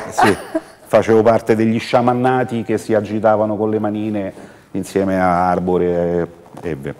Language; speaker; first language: Italian; native; Italian